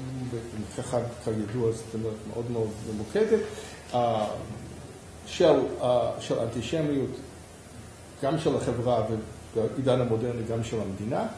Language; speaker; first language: Hebrew; non-native, fluent; English